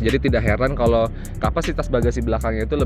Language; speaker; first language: Indonesian; native; Indonesian